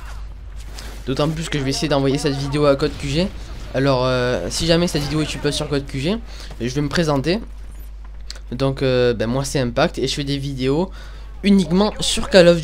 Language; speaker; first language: French; native; French